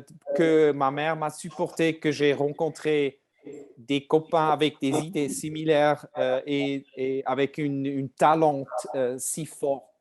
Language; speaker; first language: French; non-native, learner; German